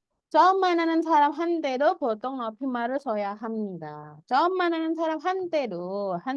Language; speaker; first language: Korean; non-native, fluent; Indonesian